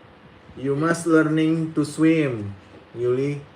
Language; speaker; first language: English; non-native, learner; Indonesian